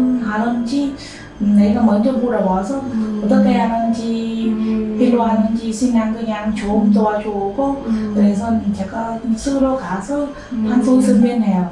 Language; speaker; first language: Korean; non-native, learner; Vietnamese